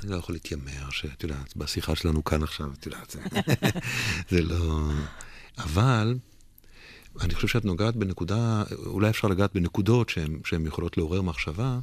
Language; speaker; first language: Hebrew; native; Hebrew